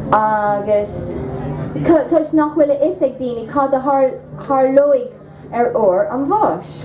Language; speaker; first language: Irish; non-native, local second language; English